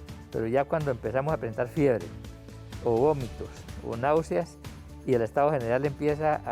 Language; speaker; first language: Spanish; native; Spanish